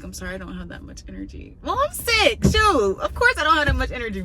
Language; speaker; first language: English; native; English